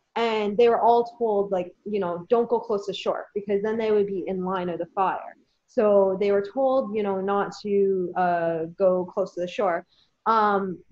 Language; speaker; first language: English; native; English